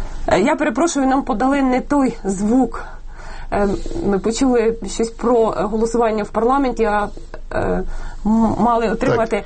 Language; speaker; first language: Ukrainian; native; Ukrainian